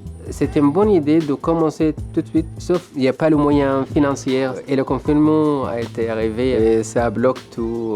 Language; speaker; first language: French; non-native, fluent; Arabic